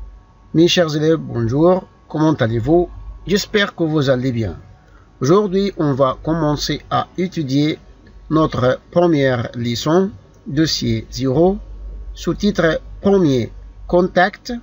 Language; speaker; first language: French; non-native, fluent; Arabic